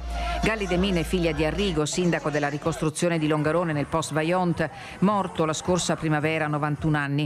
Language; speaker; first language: Italian; native; Italian